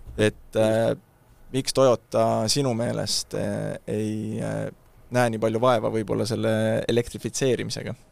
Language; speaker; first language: Estonian; native; Estonian